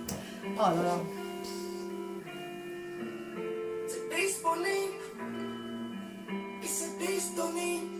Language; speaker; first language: French; native; French